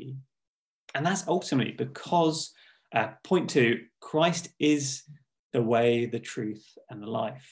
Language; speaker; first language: English; native; English